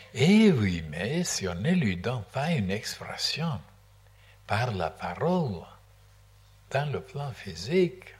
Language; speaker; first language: French; non-native, fluent; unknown